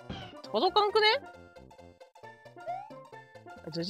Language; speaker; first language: Japanese; native; Japanese